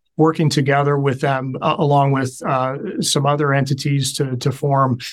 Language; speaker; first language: English; native; English